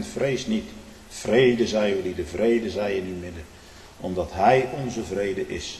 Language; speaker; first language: Dutch; native; Dutch